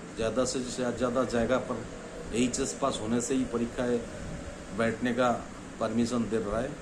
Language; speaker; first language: Hindi; non-native, local second language; Bangla